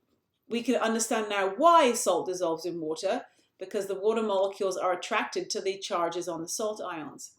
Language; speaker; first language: English; native; English